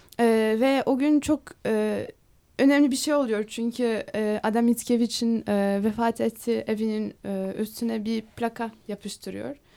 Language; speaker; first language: Turkish; non-native, fluent; Polish